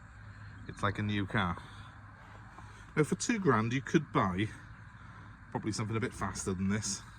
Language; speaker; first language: English; native; English